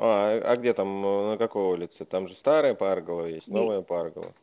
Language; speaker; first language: Russian; native; Russian